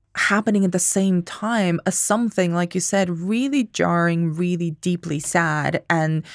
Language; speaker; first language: English; non-native, fluent; Spanish